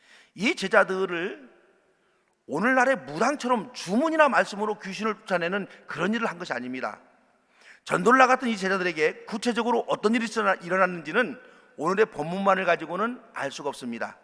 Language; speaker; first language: Korean; native; Korean